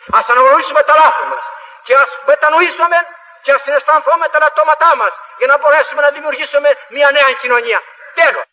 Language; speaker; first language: Greek; native; Greek